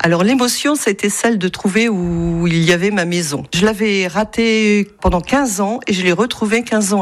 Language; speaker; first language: French; native; French